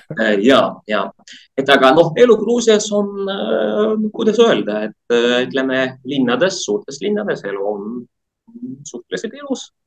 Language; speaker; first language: Estonian; non-native, local second language; Russian